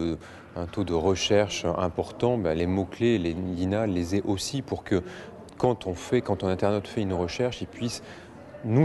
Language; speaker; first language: French; native; French